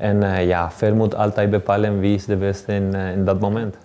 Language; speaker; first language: Dutch; non-native, learner; Spanish